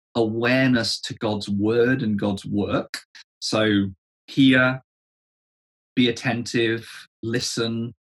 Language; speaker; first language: English; native; English